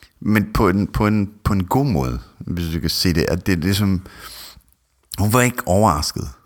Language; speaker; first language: Danish; non-native, fluent; English